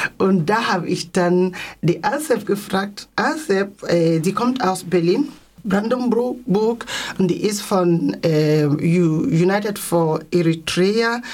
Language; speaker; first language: German; non-native, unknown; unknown